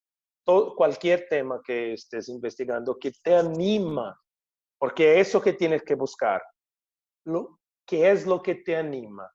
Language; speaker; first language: Spanish; non-native, fluent; Portuguese